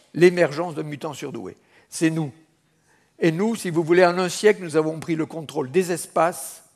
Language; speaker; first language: French; native; French